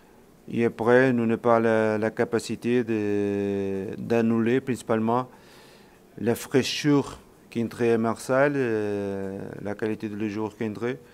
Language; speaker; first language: French; non-native, fluent; Portuguese